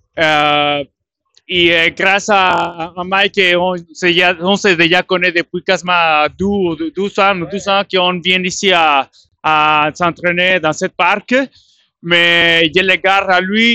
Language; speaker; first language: French; non-native, learner; Spanish